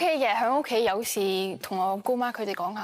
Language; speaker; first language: Cantonese; early bilingual, heritage; Cantonese